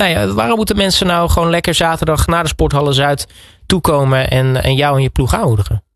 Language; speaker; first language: Dutch; native; Dutch